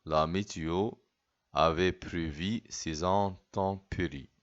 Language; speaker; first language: French; non-native, fluent; Arabic